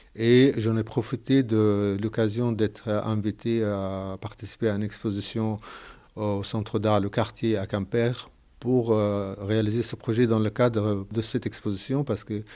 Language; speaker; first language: French; non-native, fluent; Arabic